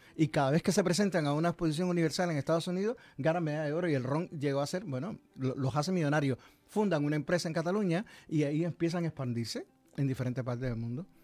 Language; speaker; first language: Spanish; native; Spanish